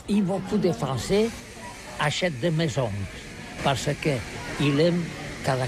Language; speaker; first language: French; non-native, learner; Catalan